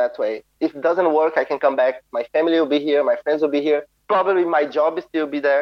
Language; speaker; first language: English; non-native, fluent; Portuguese